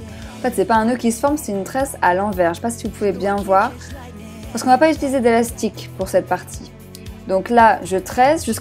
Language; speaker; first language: French; native; French